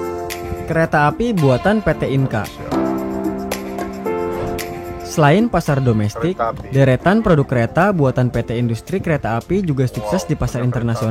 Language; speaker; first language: Indonesian; native; Indonesian